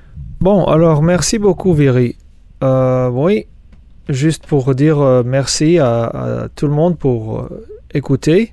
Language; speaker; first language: French; non-native, fluent; Spanish